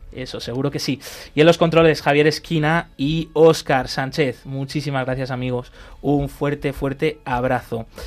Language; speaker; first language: Spanish; native; Spanish